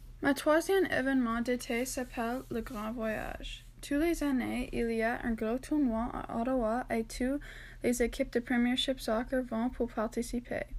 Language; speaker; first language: French; non-native, learner; English